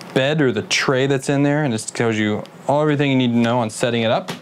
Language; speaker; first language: English; native; English